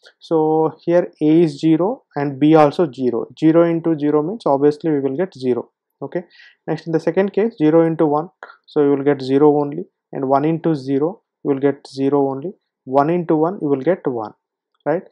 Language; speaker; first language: English; non-native, local second language; Telugu